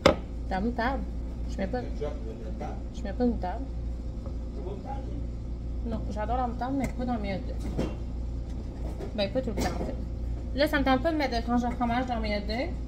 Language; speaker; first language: French; native; French